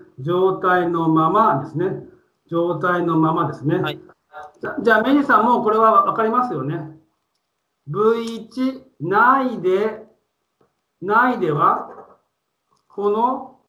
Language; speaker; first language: Japanese; non-native, fluent; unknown